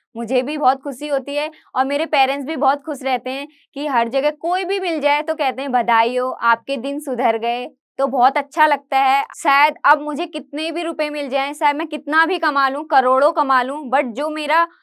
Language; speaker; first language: Hindi; native; Hindi